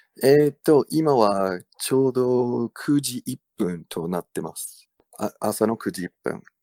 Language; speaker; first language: Japanese; non-native, fluent; English